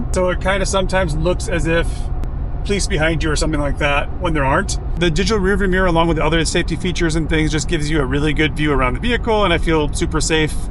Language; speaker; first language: English; native; English